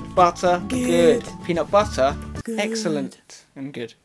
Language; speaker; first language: English; native; English